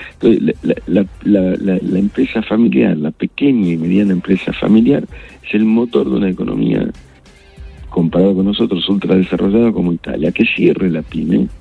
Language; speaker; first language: Spanish; native; Spanish